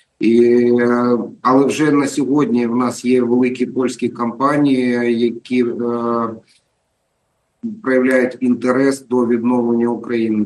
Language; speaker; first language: Ukrainian; native; Ukrainian